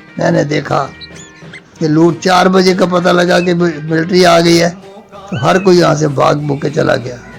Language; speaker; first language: Urdu; non-native, local second language; Punjabi